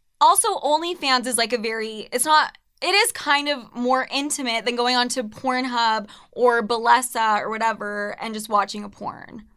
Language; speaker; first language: English; native; English